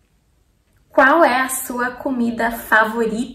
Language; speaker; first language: Portuguese; native; Portuguese